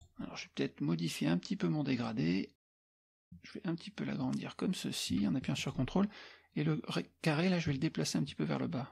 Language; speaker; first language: French; native; French